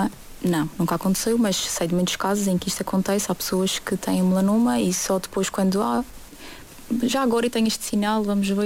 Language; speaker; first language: Portuguese; native; Portuguese